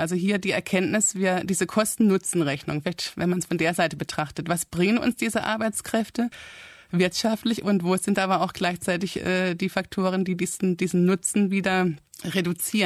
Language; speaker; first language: German; native; German